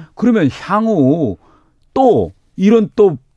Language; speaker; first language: Korean; native; Korean